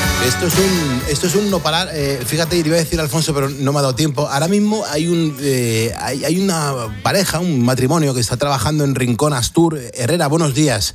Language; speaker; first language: Spanish; native; Spanish